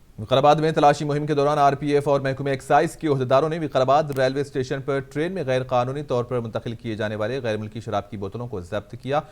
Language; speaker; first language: Hindi; non-native, local second language; Urdu